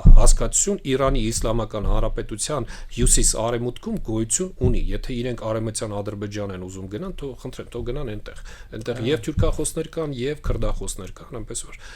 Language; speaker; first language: Armenian; native; Armenian